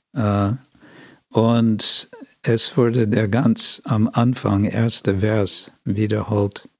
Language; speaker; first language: German; non-native, fluent; English